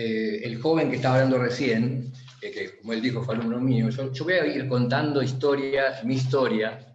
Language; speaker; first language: Spanish; native; Spanish